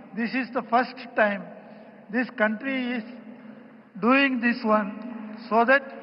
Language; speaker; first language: English; non-native, local second language; Tamil